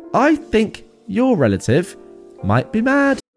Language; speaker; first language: English; native; English